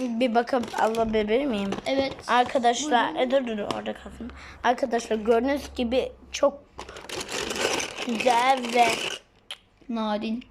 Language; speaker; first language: Turkish; non-native, learner; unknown